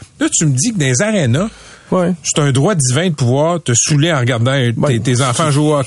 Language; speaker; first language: French; native; French